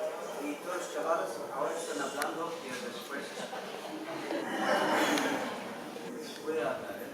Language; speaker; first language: Spanish; non-native, learner; Dutch